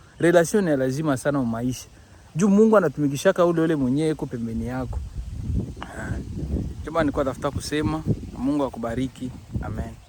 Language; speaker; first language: Swahili; native; Swahili